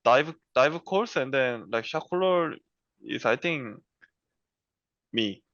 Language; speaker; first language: English; non-native, learner; Korean